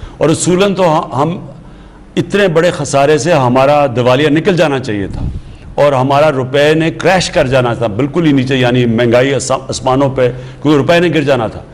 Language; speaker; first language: Urdu; native; Urdu